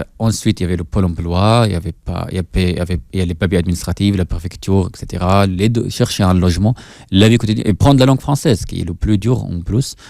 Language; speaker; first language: French; non-native, fluent; Arabic